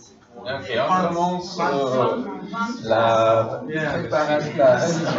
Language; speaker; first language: French; non-native, fluent; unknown